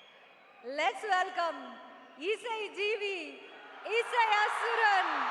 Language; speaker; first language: Tamil; native; Tamil